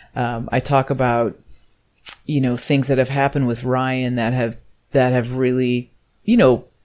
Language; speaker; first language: English; native; English